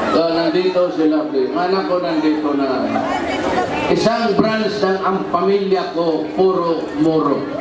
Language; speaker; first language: Filipino; non-native, local second language; Cebuano